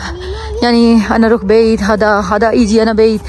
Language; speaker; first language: Arabic; non-native, learner; Urdu